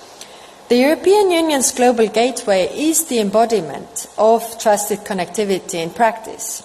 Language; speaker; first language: English; non-native, fluent; Estonian